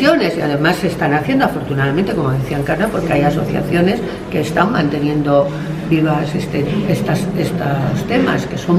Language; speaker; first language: Spanish; native; Spanish